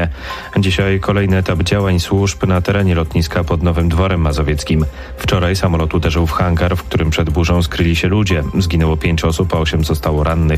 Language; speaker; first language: Polish; native; Polish